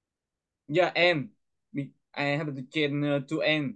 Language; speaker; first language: English; non-native, learner; Vietnamese